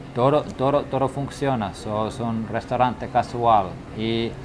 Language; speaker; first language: Spanish; non-native, learner; Finnish